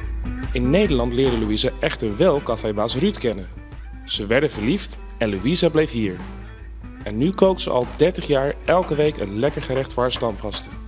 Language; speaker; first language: Dutch; native; Dutch